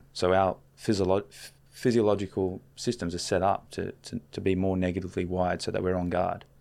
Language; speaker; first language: English; native; English